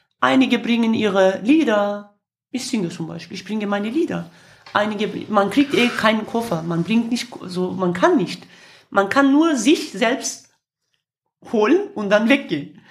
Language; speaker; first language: German; non-native, fluent; Kurdish